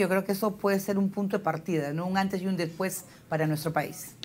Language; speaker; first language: Spanish; native; Spanish